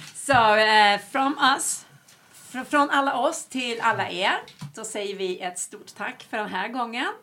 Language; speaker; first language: English; non-native, fluent; Swedish